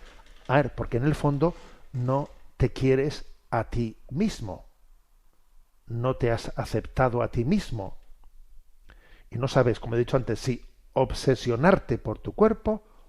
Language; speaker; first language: Spanish; native; Spanish